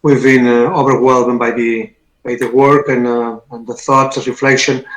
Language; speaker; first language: English; non-native, fluent; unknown